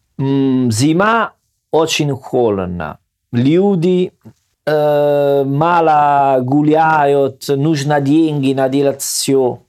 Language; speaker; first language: Russian; non-native, learner; Italian